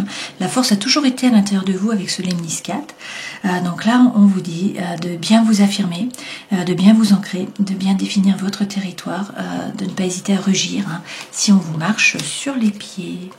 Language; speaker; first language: French; native; French